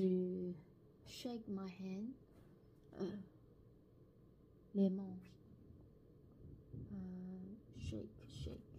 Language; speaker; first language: French; non-native, learner; Korean